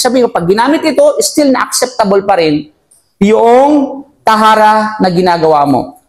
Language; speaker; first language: Filipino; non-native, local second language; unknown